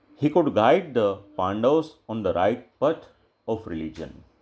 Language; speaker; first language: English; non-native, local second language; Gujarati